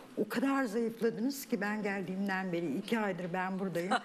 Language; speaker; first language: Turkish; native; Turkish